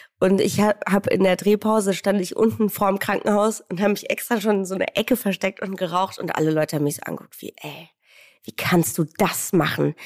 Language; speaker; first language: German; native; German